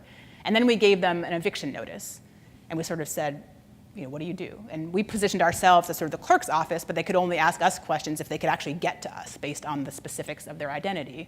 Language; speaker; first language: English; native; English